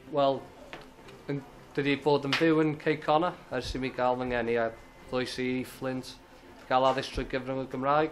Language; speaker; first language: Welsh; non-native, local second language; English